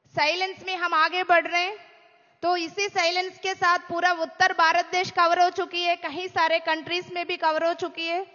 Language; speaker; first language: Hindi; non-native, local second language; Telugu